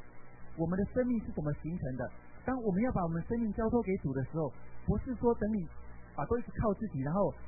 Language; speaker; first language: Chinese; native; Chinese